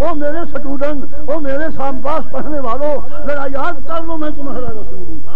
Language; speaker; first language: Urdu; non-native, local second language; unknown